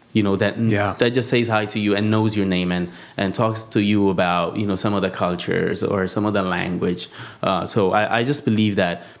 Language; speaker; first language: English; non-native, fluent; Amharic